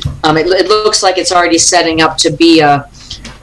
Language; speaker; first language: English; native; English